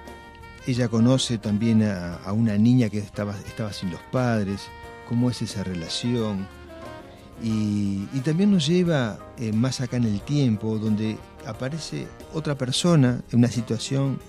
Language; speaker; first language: Spanish; native; Spanish